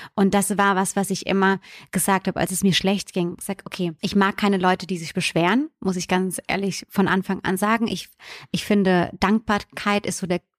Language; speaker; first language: German; native; German